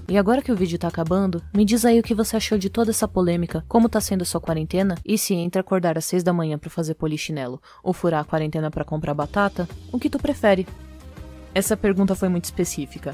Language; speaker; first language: Portuguese; native; Portuguese